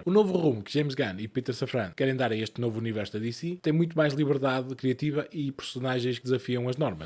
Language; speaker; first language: Portuguese; native; Portuguese